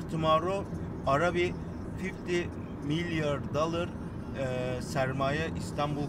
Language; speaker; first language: Turkish; non-native, learner; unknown